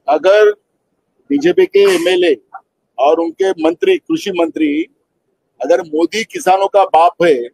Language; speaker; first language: Hindi; non-native, local second language; Marathi